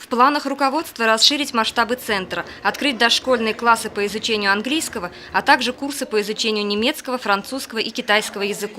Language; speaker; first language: Russian; native; Russian